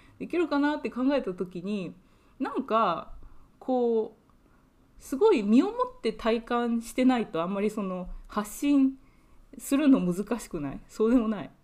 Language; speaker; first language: Japanese; native; Japanese